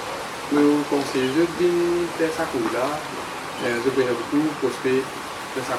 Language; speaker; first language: French; non-native, local second language; Morisyen